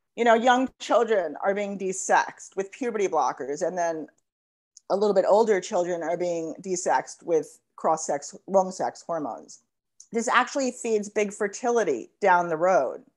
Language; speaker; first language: English; native; English